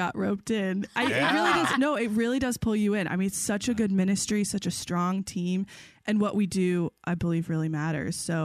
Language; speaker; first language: English; native; English